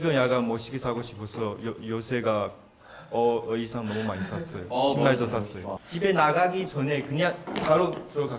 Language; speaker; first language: Korean; non-native, fluent; Chinese